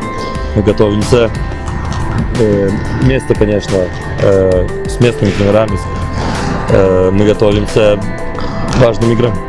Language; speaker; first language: Russian; non-native, local second language; Lithuanian